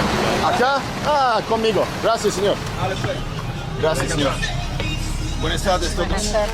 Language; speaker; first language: Spanish; non-native, learner; English